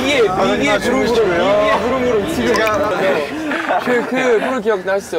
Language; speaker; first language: Korean; non-native, fluent; Thai